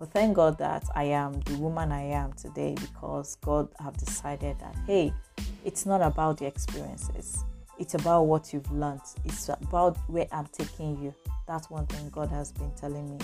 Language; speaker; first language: English; non-native, local second language; Igbo